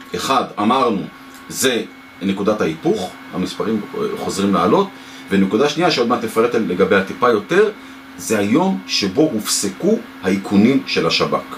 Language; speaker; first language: Hebrew; native; Hebrew